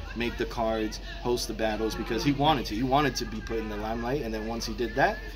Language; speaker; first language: English; native; English